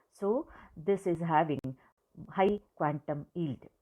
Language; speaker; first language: English; non-native, local second language; Kannada